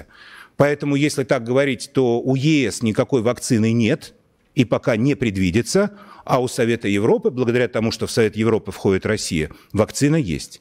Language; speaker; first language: Russian; native; Russian